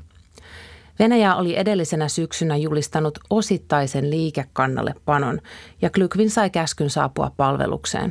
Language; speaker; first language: Finnish; native; Finnish